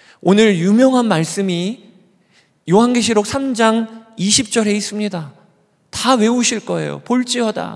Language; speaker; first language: Korean; native; Korean